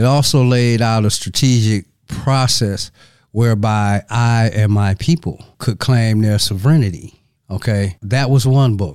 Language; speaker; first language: English; native; English